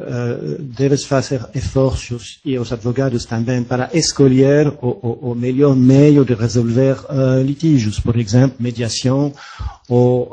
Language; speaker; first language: Portuguese; non-native, fluent; French